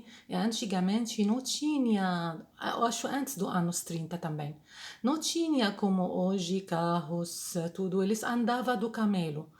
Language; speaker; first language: Portuguese; non-native, fluent; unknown